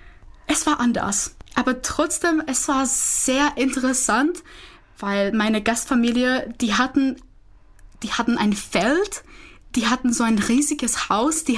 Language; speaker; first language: German; non-native, fluent; Czech